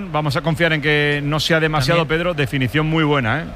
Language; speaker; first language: Spanish; native; Spanish